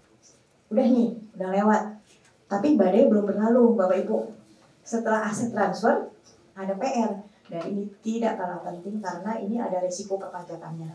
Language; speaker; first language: Indonesian; native; Indonesian